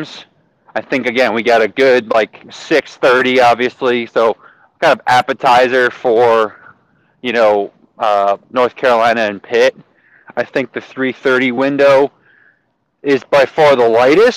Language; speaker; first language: English; native; English